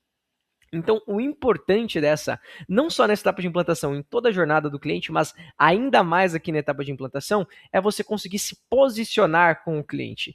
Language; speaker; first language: Portuguese; native; Portuguese